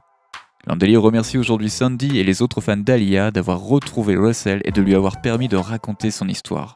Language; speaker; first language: French; native; French